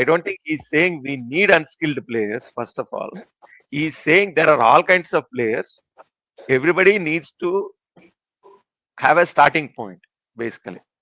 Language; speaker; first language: English; non-native, local second language; Telugu